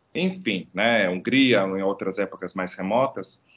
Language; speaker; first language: Portuguese; non-native, fluent; Croatian